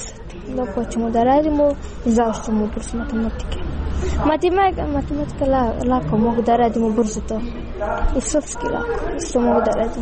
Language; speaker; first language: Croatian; non-native, learner; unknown